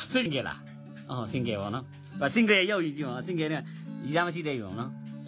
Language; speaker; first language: Burmese; non-native, local second language; Pa'o Karen